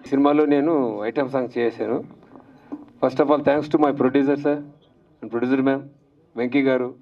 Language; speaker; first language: Telugu; non-native, learner; Hindi